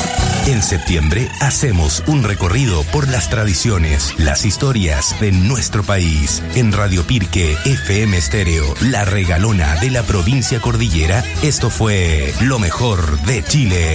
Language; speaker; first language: Spanish; native; Spanish